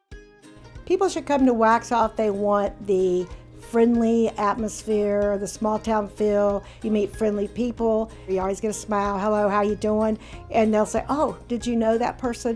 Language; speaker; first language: English; native; English